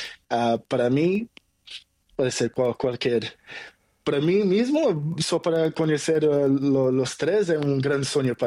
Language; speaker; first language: Spanish; non-native, learner; Portuguese